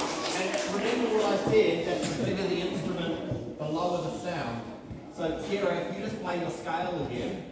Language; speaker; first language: English; native; English